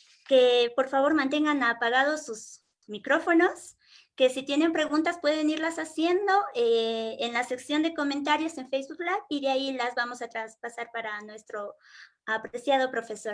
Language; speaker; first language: Spanish; native; Spanish